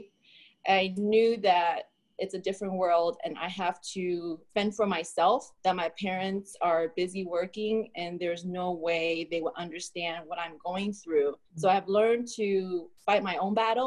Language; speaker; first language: English; early bilingual, other home language; Chinese